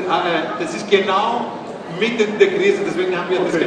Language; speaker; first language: German; non-native, fluent; Greek